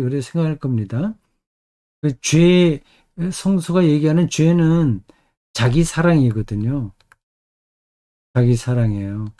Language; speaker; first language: Korean; native; Korean